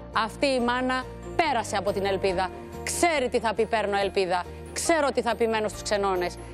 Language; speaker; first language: Greek; native; Greek